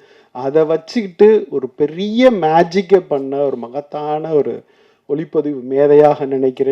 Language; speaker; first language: Tamil; native; Tamil